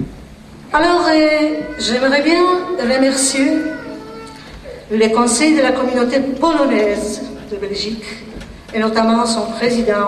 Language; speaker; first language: French; non-native, fluent; Polish